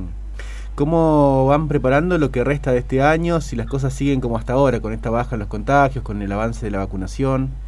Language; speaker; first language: Spanish; native; Spanish